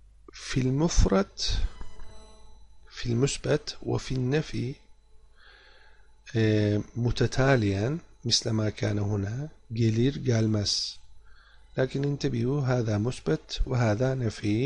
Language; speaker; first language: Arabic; non-native, fluent; Turkish